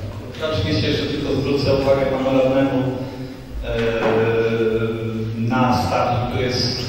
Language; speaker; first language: Polish; native; Polish